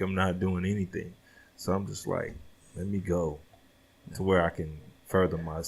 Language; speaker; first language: English; native; English